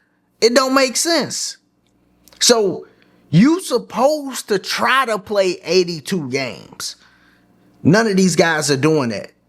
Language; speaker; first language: English; native; English